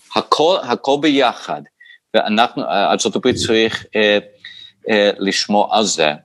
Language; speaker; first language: Hebrew; non-native, fluent; English